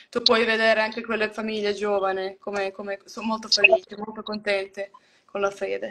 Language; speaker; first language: Italian; non-native, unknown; Croatian